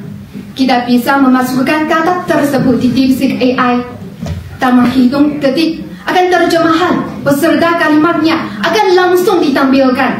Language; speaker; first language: Indonesian; non-native, learner; Chinese